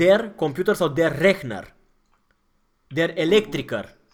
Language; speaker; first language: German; non-native, fluent; Romanian